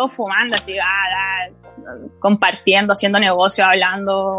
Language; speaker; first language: Spanish; native; Spanish